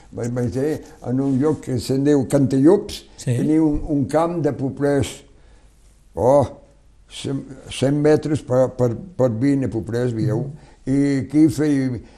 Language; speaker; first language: Catalan; non-native, local second language; French